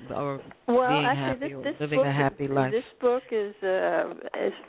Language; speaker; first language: English; native; English